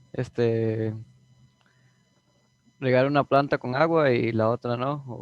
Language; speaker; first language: Spanish; native; Spanish